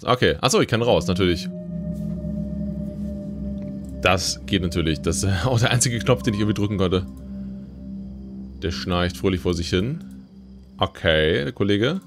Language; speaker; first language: German; native; German